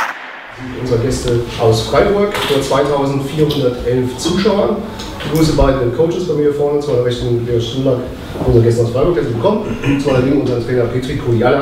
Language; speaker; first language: German; native; German